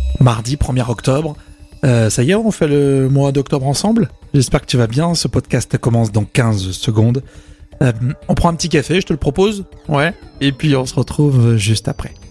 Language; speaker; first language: French; native; French